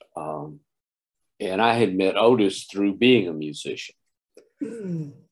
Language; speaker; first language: English; native; English